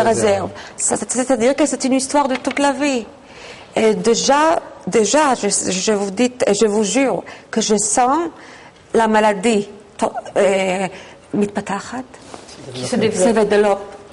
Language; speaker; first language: French; non-native, fluent; Hebrew